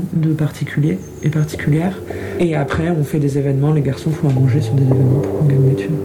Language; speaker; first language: French; native; French